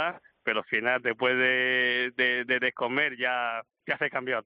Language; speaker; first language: Spanish; non-native, learner; Chinese